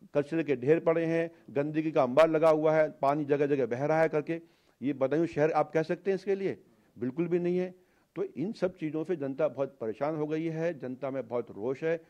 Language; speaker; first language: Hindi; native; Hindi